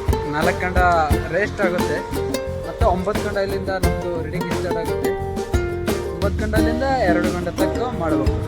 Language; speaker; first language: Kannada; non-native, local second language; Hindi